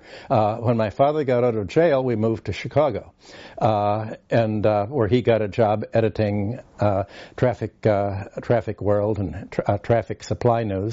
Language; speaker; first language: English; native; English